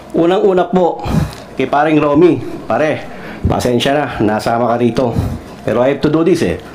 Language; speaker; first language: Filipino; non-native, local second language; Cebuano